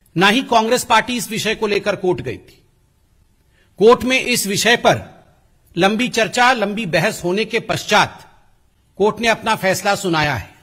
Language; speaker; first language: Hindi; non-native, local second language; Odia